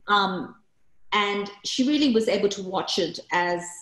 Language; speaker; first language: English; early bilingual, other home language; Korean